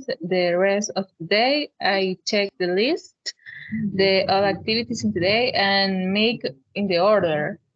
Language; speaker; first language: English; non-native, learner; Spanish